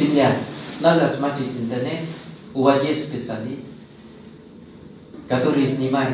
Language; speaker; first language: Russian; non-native, learner; Thai